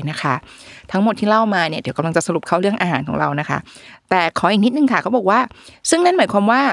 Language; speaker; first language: Thai; native; Thai